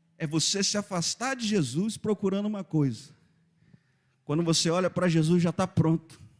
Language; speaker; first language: Portuguese; native; Portuguese